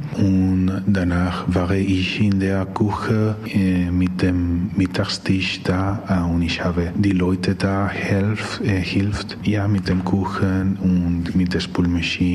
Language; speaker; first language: German; non-native, learner; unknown